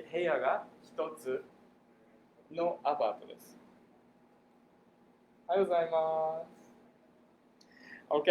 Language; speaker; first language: Japanese; non-native, fluent; English